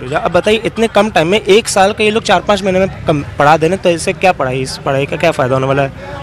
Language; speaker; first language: Hindi; native; Hindi